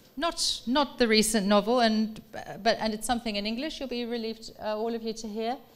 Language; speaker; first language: English; non-native, local second language; Dutch